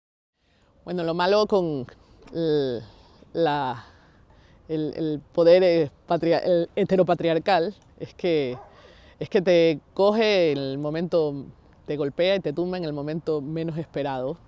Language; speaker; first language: Spanish; native; Spanish